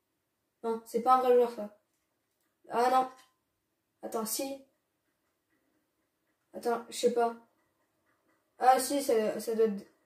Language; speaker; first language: French; native; French